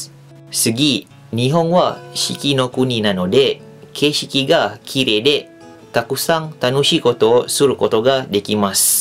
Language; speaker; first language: Japanese; non-native, fluent; Malay